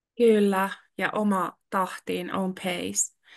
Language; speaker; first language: Finnish; native; Finnish